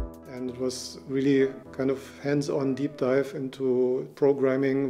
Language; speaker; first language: English; non-native, fluent; German